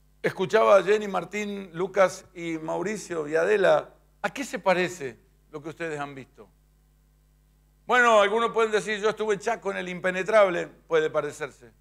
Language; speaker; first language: Spanish; native; Spanish